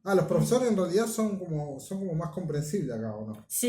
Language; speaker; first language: Spanish; native; Spanish